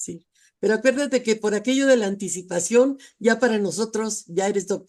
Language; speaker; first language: Spanish; native; Spanish